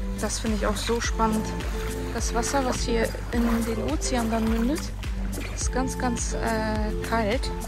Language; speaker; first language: German; native; German